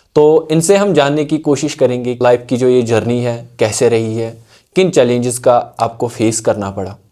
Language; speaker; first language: Urdu; non-native, local second language; Kashmiri